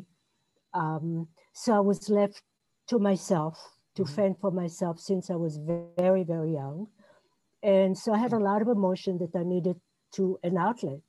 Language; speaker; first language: English; non-native, fluent; Hebrew